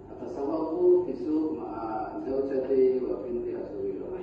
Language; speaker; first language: Arabic; non-native, learner; Indonesian